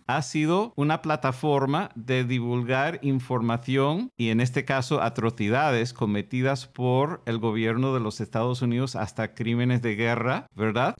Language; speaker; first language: Spanish; non-native, fluent; English